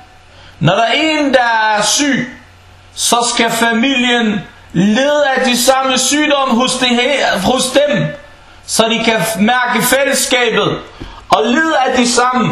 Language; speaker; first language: Danish; non-native, fluent; Arabic